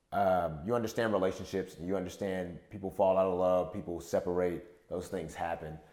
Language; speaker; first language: English; native; English